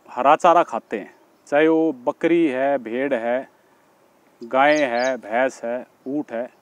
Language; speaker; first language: Hindi; native; Hindi